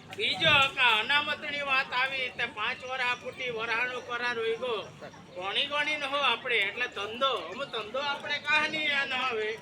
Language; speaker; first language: Gujarati; non-native, local second language; Bhili